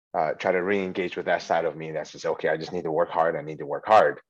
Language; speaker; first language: English; early bilingual, other home language; Chinese